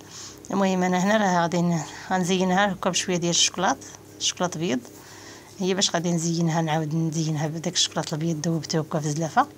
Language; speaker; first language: Arabic; native; Arabic